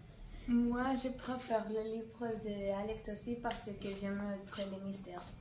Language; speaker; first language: French; non-native, learner; Catalan